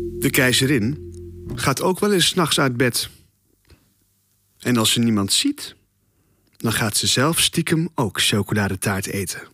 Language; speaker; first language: Dutch; native; Dutch